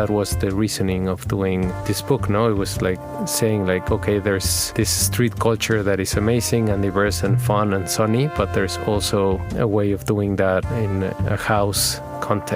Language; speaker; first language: English; non-native, fluent; Spanish